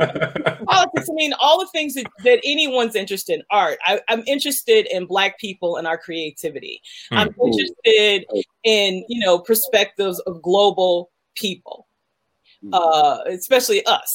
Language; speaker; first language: English; native; English